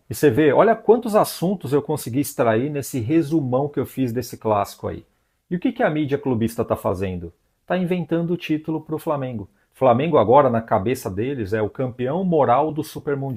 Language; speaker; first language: Portuguese; native; Portuguese